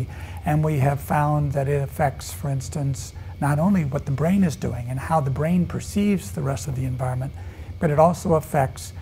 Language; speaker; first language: English; native; English